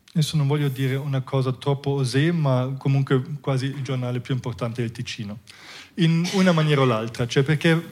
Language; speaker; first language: Italian; non-native, fluent; German